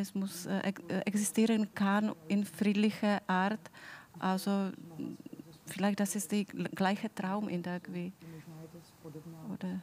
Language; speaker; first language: German; non-native, fluent; Czech